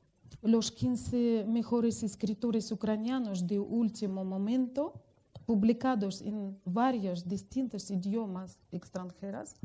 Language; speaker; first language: Spanish; non-native, fluent; Russian